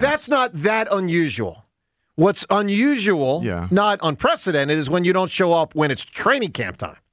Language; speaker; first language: English; native; English